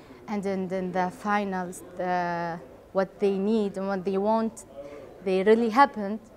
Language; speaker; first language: English; non-native, learner; Arabic